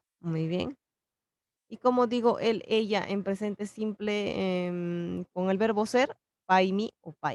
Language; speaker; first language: Spanish; non-native, local second language; Quechua